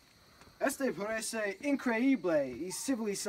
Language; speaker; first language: Spanish; non-native, learner; English